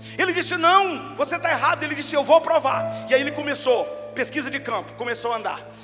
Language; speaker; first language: Portuguese; native; Portuguese